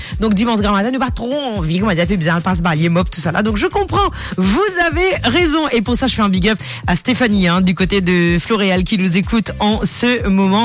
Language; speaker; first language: French; non-native, local second language; Morisyen